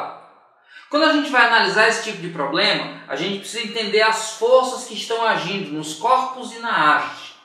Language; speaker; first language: Portuguese; native; Portuguese